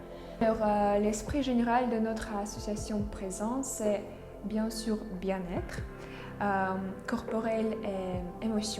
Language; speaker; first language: French; non-native, fluent; Russian